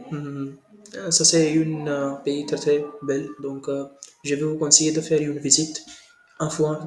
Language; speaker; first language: French; non-native, learner; Hindi